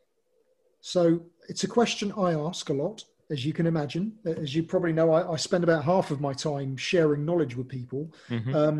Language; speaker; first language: English; native; English